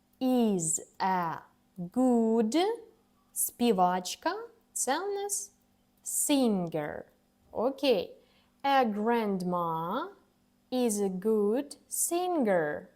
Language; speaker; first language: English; non-native, fluent; Ukrainian